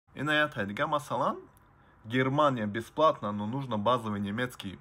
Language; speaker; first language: Russian; non-native, local second language; Tajik